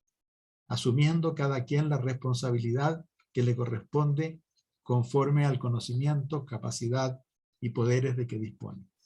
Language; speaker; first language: Spanish; native; Spanish